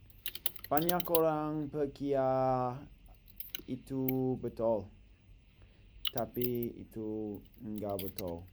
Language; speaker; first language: Indonesian; non-native, learner; English